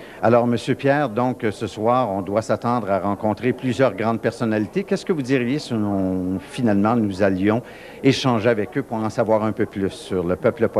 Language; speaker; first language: French; native; French